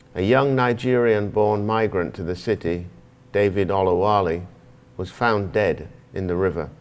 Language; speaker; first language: English; native; English